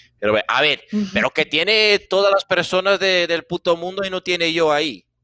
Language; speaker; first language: Spanish; non-native, fluent; Portuguese